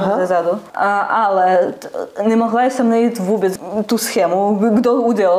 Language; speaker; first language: Czech; non-native, learner; Russian